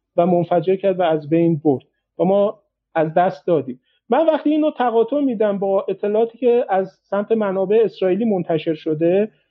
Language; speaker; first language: Persian; native; Persian